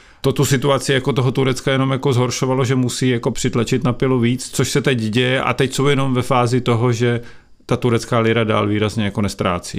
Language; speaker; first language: Czech; native; Czech